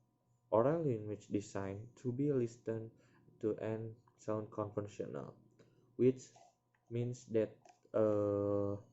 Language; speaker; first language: English; non-native, learner; Indonesian